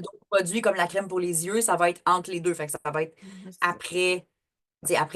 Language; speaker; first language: French; native; French